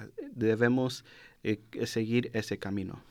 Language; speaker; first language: Spanish; non-native, learner; English